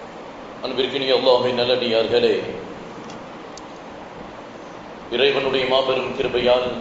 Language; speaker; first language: Tamil; native; Tamil